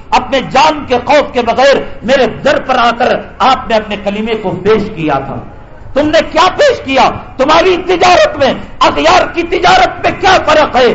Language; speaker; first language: Urdu; native; Urdu